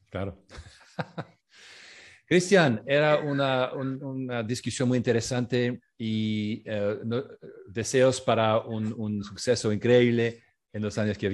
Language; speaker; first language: Spanish; non-native, fluent; French